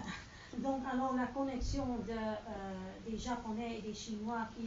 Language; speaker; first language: French; non-native, learner; Dutch